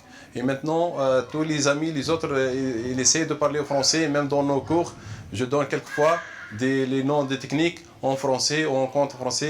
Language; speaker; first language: French; non-native, fluent; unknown